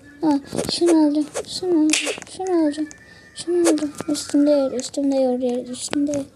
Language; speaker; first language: Turkish; native; Turkish